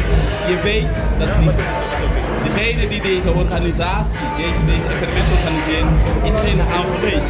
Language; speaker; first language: Dutch; non-native, fluent; Portuguese